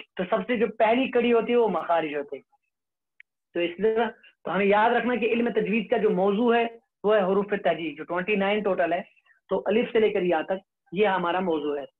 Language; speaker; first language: Urdu; non-native, local second language; Kashmiri